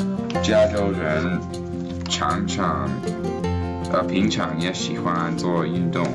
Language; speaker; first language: Chinese; non-native, learner; English